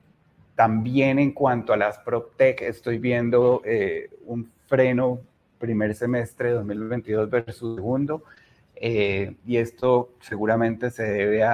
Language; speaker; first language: Spanish; native; Spanish